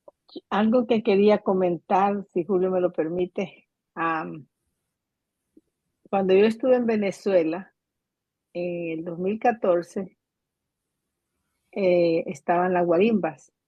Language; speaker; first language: Spanish; native; Spanish